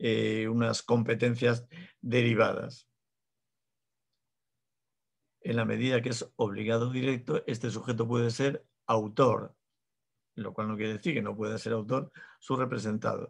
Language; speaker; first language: Spanish; native; Spanish